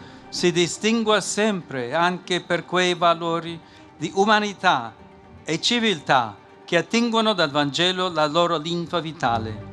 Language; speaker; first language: Italian; non-native, fluent; English